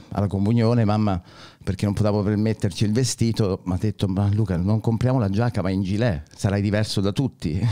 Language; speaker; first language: Italian; native; Italian